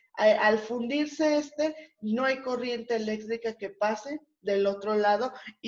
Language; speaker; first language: Spanish; native; Spanish